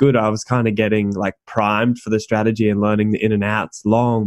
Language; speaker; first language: English; native; English